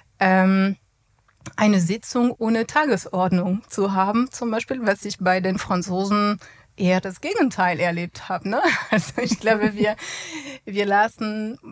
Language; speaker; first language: German; non-native, fluent; French